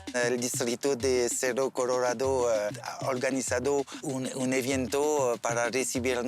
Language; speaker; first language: Spanish; non-native, learner; French